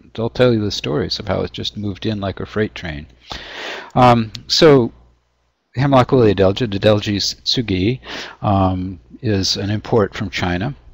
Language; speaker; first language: English; native; English